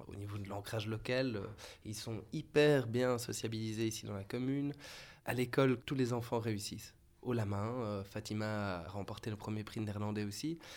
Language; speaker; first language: French; native; French